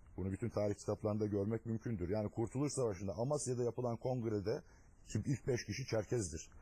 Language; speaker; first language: Turkish; non-native, local second language; Adyghe